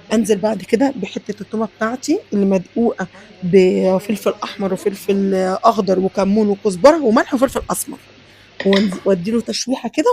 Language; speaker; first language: Arabic; native; Arabic